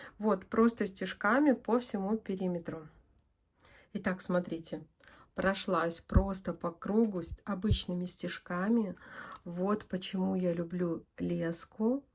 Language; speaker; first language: Russian; native; Russian